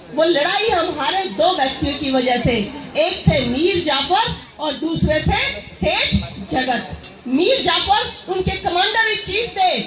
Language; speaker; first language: Hindi; native; Hindi